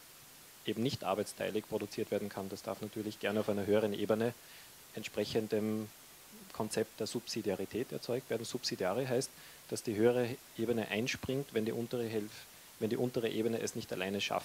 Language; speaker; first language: German; native; German